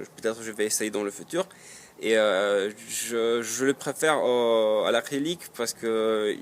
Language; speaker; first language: French; non-native, fluent; Polish